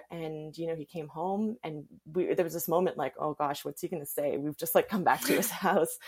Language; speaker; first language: English; native; English